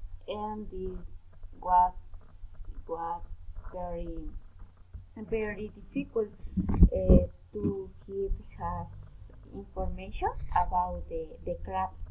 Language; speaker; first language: English; non-native, learner; Spanish